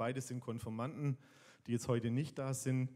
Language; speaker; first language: German; native; German